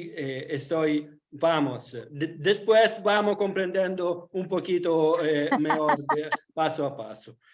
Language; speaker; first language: Spanish; non-native, learner; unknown